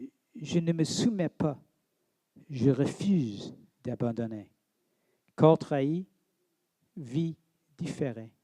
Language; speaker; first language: French; non-native, local second language; English